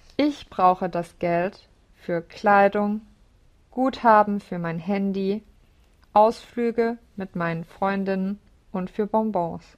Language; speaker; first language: German; non-native, learner; English